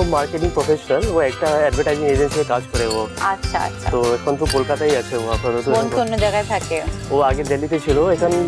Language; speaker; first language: Bangla; non-native, local second language; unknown